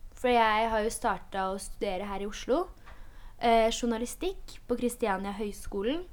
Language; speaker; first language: Norwegian; early bilingual, other home language; Polish